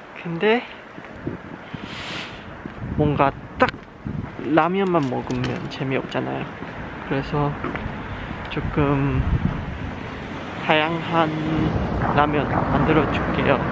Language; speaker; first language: Korean; non-native, learner; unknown